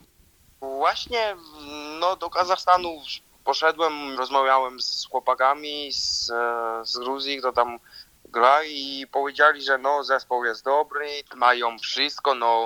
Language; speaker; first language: Polish; non-native, learner; Georgian